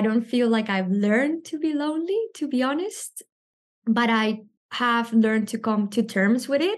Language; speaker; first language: English; non-native, fluent; Spanish